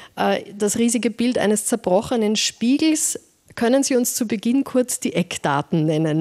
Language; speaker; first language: German; native; German